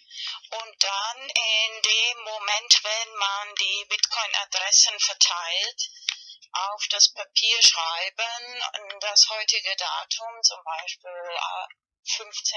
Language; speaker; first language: German; non-native, learner; Spanish